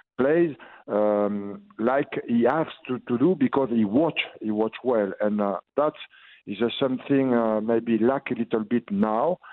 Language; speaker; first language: English; non-native, learner; French